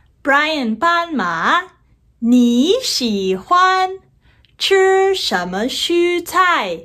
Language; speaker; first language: Chinese; non-native, fluent; English